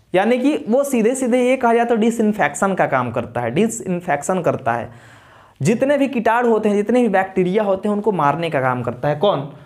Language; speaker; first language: Hindi; native; Hindi